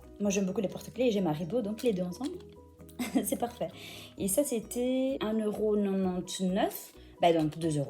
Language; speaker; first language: French; native; French